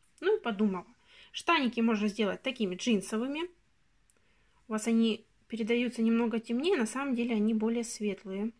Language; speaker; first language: Russian; native; Russian